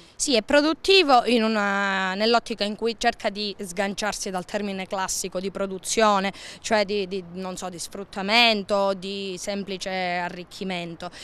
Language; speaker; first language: Italian; native; Italian